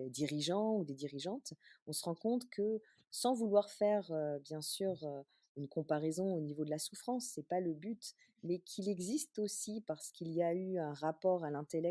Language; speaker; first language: French; native; French